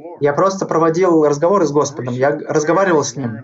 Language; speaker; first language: Russian; native; Russian